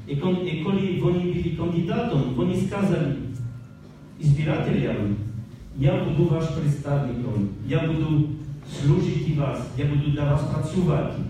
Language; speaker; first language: Ukrainian; non-native, learner; French